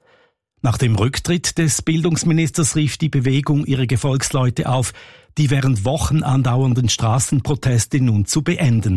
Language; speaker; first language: German; native; German